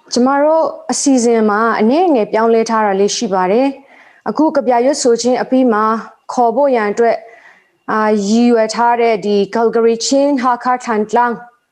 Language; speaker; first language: Burmese; non-native, local second language; Hakha Chin